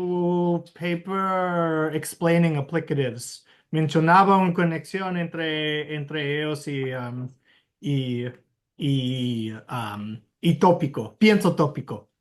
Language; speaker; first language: Spanish; non-native, learner; English